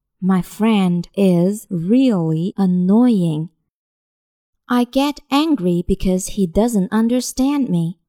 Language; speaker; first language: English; non-native, fluent; Chinese